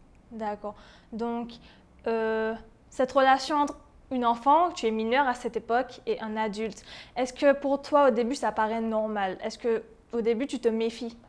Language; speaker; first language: French; native; French